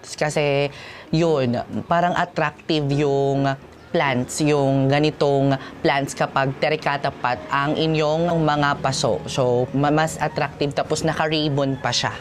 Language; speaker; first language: Filipino; non-native, local second language; Waray